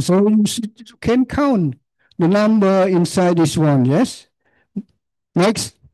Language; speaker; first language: English; non-native, learner; Khmer